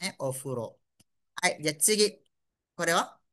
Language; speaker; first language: Japanese; non-native, fluent; Malay